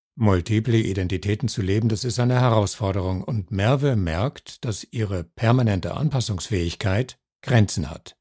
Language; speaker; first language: German; native; German